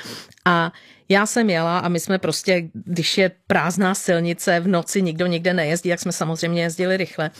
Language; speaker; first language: Czech; native; Czech